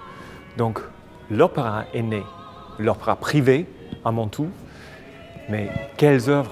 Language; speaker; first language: French; non-native, fluent; English